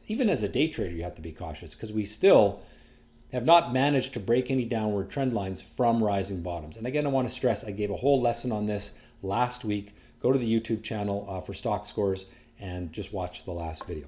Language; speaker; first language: English; native; English